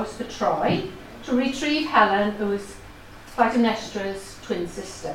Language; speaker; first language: English; non-native, local second language; Welsh